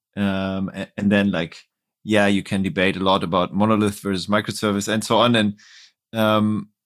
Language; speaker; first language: English; non-native, fluent; German